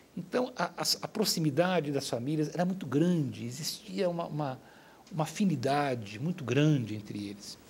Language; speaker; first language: Portuguese; native; Portuguese